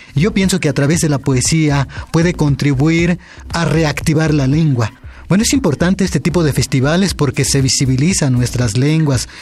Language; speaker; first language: Spanish; non-native, local second language; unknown